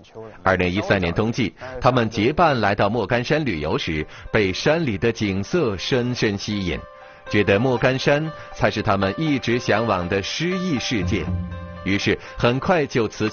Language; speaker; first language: Chinese; native; Chinese